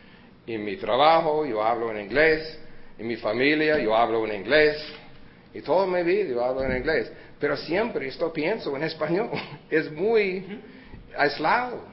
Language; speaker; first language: Spanish; early bilingual, heritage; Spanish